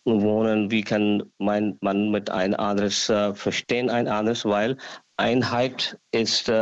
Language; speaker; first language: German; non-native, learner; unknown